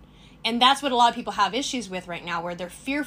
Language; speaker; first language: English; native; English